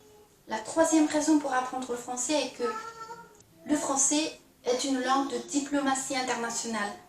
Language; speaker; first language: French; non-native, fluent; Chinese